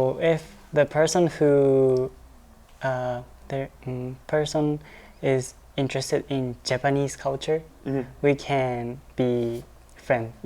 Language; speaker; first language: English; non-native, learner; Japanese